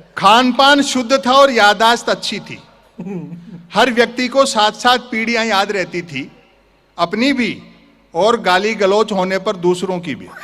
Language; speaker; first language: Hindi; native; Hindi